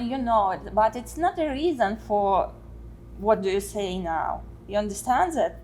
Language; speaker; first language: English; non-native, learner; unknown